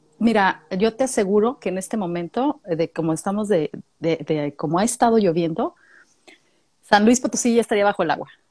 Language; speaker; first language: Spanish; native; Spanish